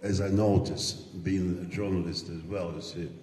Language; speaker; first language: English; non-native, fluent; Ukrainian